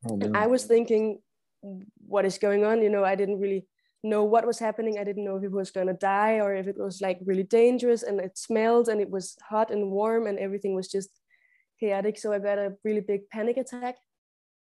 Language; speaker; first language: English; non-native, fluent; Danish